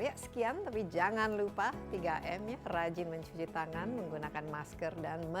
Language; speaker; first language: Indonesian; native; Indonesian